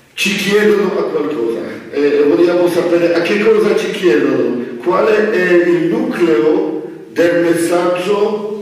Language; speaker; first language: Italian; non-native, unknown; Polish